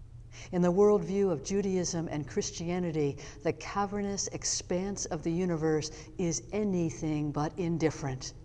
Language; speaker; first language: English; native; English